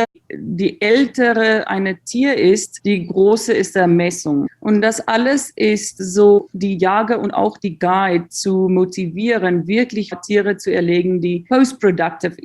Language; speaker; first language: German; non-native, learner; Afrikaans